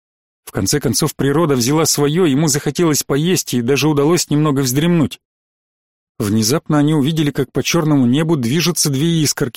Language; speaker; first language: Russian; native; Russian